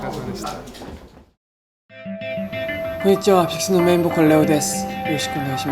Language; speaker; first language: Japanese; non-native, learner; Korean